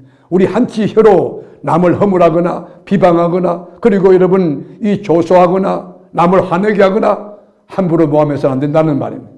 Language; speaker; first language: Korean; native; Korean